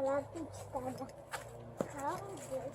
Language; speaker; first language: Turkish; non-native, learner; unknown